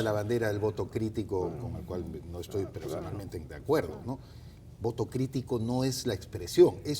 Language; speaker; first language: Spanish; native; Spanish